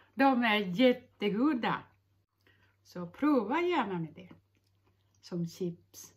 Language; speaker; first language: Swedish; non-native, fluent; Thai